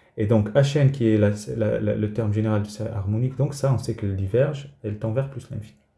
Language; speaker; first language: French; native; French